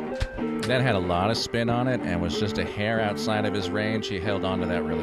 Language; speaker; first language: English; native; English